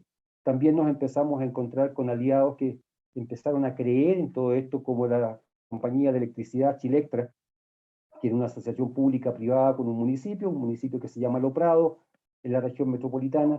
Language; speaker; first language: Spanish; native; Spanish